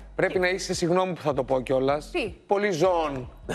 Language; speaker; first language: Greek; native; Greek